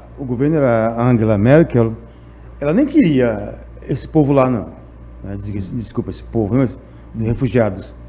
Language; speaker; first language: Portuguese; native; Portuguese